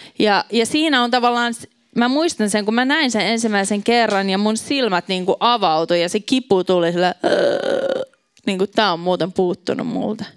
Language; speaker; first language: Finnish; native; Finnish